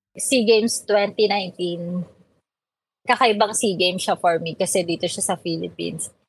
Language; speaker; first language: Filipino; native; Filipino